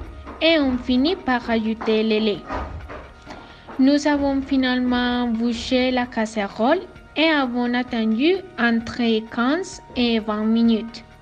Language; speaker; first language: French; non-native, learner; Spanish